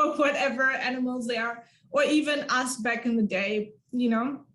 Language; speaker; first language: English; non-native, fluent; German